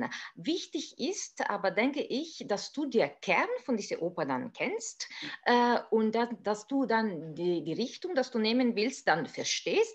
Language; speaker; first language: German; non-native, fluent; Italian